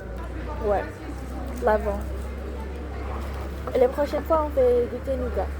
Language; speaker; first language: French; non-native, learner; Indonesian